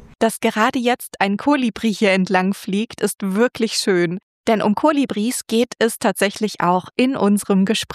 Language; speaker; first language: German; native; German